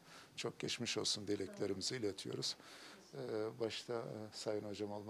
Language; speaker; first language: Turkish; native; Turkish